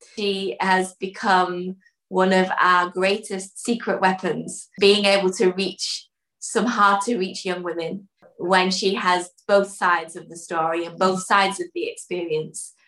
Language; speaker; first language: English; early bilingual, other home language; Dutch